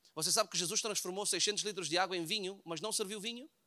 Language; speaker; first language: Portuguese; native; Portuguese